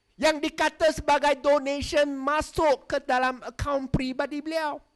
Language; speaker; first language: Malay; non-native, local second language; Chinese